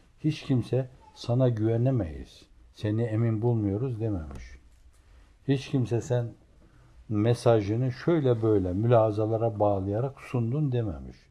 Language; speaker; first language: Turkish; native; Turkish